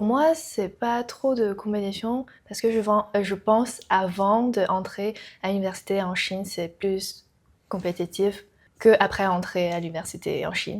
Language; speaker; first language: French; non-native, learner; Chinese